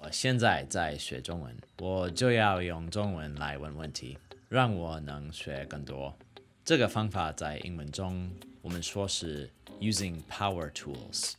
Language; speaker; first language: Chinese; non-native, fluent; English